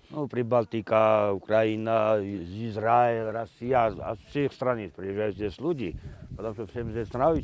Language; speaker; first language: Russian; non-native, fluent; Georgian